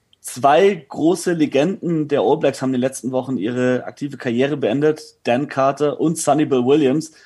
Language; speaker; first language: German; native; German